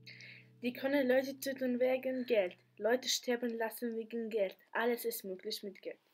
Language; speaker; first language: German; non-native, learner; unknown